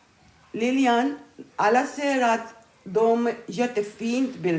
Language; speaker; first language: Swedish; non-native, learner; Urdu